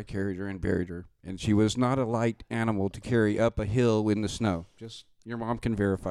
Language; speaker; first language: English; native; English